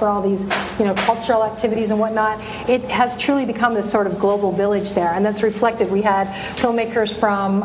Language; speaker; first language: English; native; English